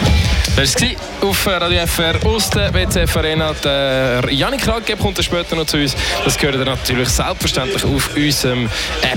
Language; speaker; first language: German; native; German